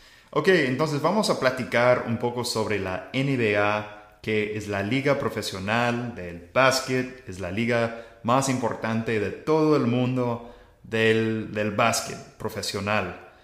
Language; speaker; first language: Spanish; non-native, fluent; English